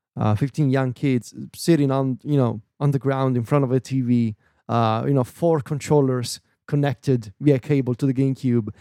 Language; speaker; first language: English; non-native, fluent; Italian